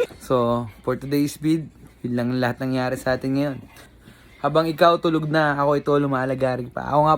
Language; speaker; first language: Filipino; native; Filipino